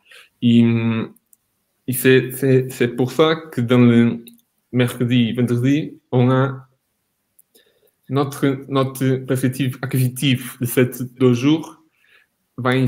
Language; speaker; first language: French; non-native, fluent; Portuguese